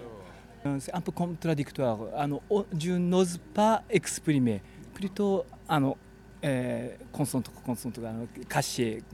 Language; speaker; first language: French; non-native, learner; Japanese